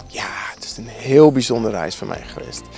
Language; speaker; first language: Dutch; non-native, fluent; English